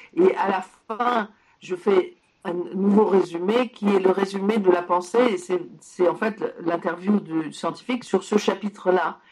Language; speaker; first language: French; early bilingual, other home language; Polish